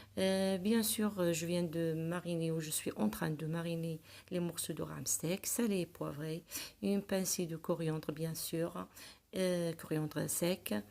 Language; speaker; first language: French; non-native, local second language; Arabic